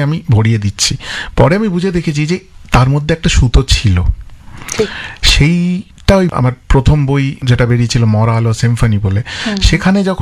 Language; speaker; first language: Bangla; non-native, local second language; English